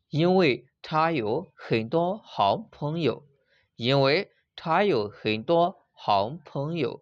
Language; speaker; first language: Chinese; non-native, fluent; Burmese